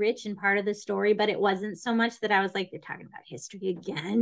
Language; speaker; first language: English; native; English